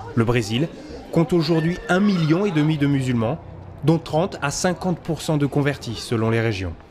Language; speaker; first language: French; native; French